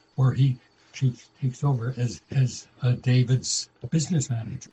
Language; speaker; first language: English; native; English